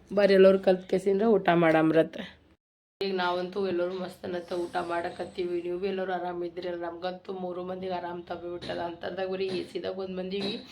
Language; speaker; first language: Kannada; native; Kannada